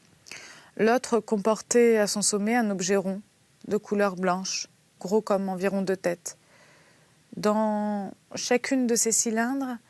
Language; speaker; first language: French; native; French